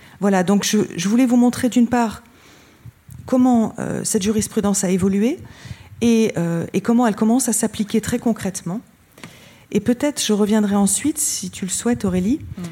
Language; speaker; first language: French; native; French